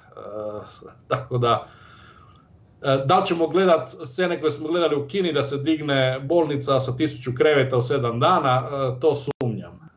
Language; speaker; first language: Croatian; native; Croatian